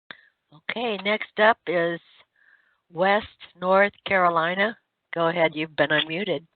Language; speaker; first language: English; native; English